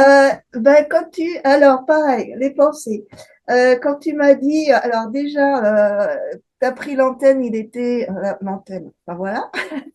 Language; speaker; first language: French; native; French